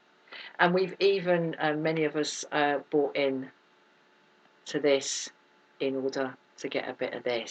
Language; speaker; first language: English; native; English